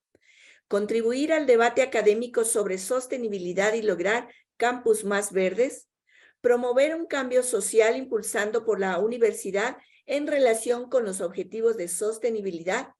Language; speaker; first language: Spanish; native; Spanish